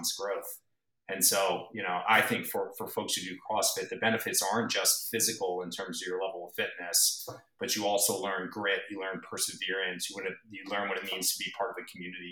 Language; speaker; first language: English; native; English